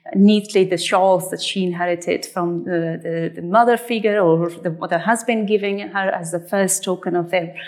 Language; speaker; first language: English; non-native, fluent; Persian